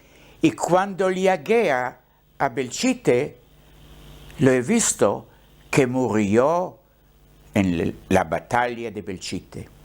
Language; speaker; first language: Spanish; non-native, learner; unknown